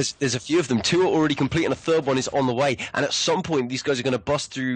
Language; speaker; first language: English; native; English